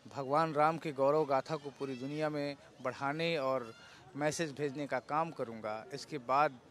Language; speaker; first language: Hindi; native; Hindi